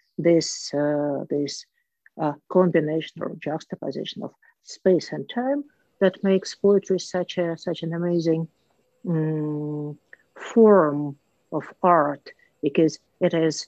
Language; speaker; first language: English; non-native, fluent; Russian